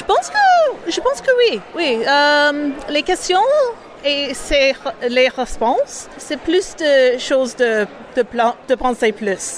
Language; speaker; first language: French; non-native, learner; English